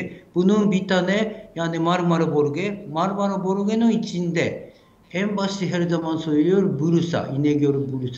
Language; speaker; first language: Turkish; non-native, fluent; Japanese